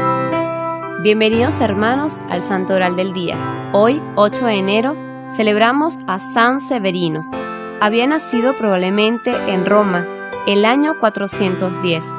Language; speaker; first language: Spanish; native; Spanish